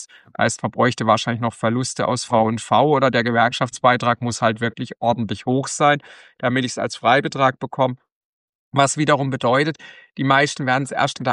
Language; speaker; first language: German; native; German